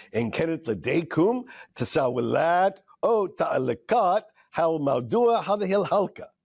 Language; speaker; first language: Arabic; non-native, fluent; English